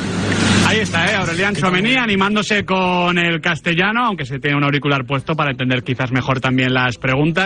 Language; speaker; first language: Spanish; native; Spanish